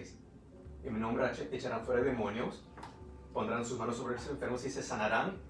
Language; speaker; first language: Spanish; early bilingual, heritage; Spanish